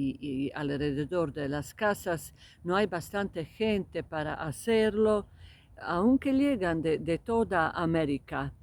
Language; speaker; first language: Spanish; non-native, fluent; Croatian